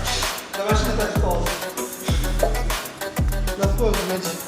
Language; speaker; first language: French; native; French